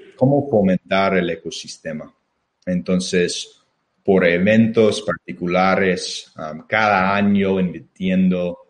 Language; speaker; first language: Spanish; non-native, fluent; English